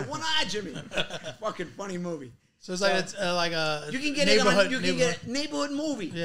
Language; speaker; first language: English; native; English